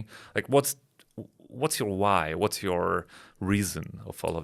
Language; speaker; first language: English; non-native, fluent; Polish